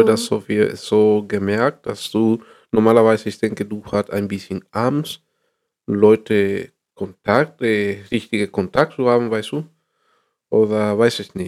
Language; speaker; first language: German; non-native, learner; Spanish